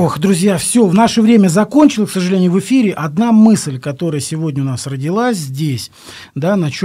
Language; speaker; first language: Russian; native; Russian